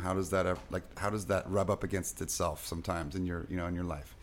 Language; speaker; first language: English; native; English